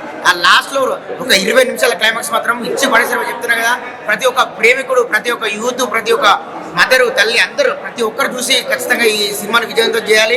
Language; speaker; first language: Telugu; native; Telugu